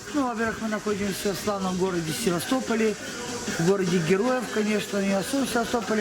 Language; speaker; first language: Russian; native; Russian